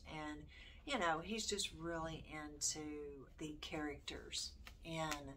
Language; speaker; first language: English; native; English